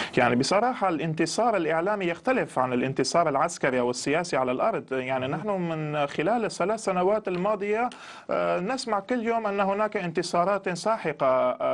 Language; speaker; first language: Arabic; non-native, local second language; Armenian